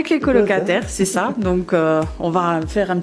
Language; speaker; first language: French; native; French